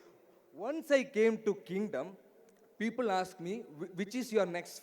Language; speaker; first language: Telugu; non-native, learner; Malayalam